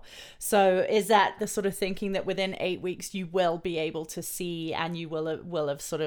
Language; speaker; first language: English; native; English